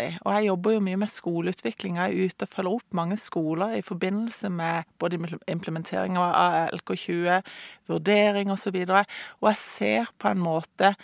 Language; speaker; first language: Norwegian; native; Norwegian